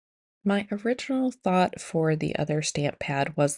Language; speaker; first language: English; native; English